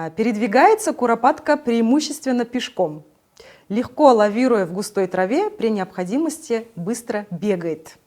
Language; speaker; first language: Russian; non-native, local second language; Kazakh